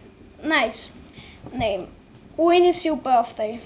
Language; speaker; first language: English; non-native, learner; German